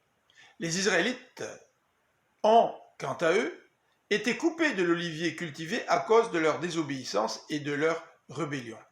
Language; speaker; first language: French; native; French